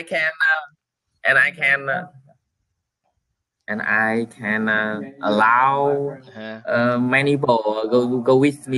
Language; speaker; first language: English; non-native, learner; Vietnamese